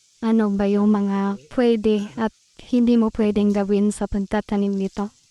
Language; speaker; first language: Filipino; non-native, local second language; Cebuano